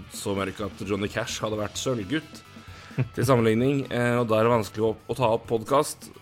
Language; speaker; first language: Norwegian; native; Norwegian